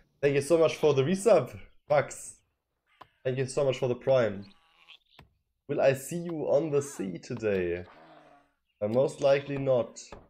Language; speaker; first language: English; non-native, fluent; German